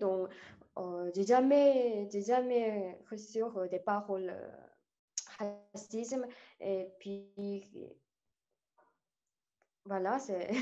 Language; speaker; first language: French; non-native, learner; Korean